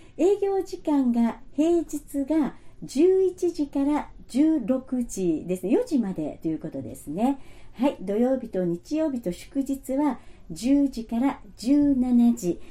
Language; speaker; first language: Japanese; native; Japanese